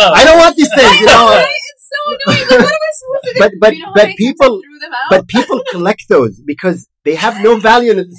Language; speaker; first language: English; non-native, fluent; Arabic